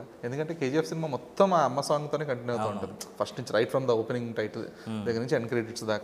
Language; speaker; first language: Telugu; native; Telugu